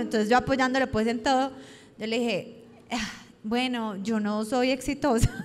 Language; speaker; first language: Spanish; native; Spanish